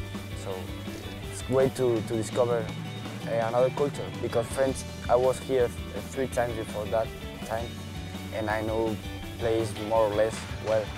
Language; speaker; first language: English; non-native, fluent; Spanish